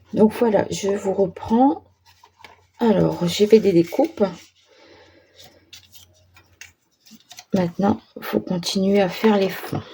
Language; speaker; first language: French; native; French